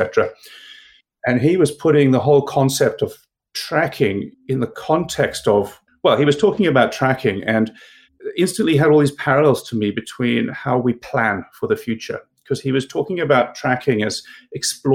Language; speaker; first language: English; native; English